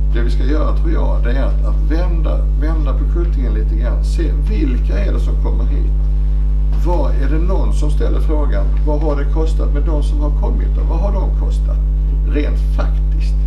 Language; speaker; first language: Swedish; native; Swedish